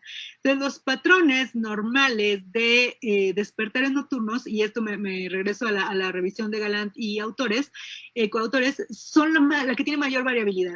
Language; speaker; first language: Spanish; native; Spanish